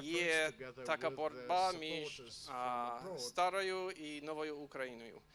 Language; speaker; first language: Ukrainian; non-native, fluent; English